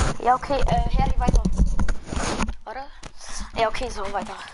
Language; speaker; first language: German; native; German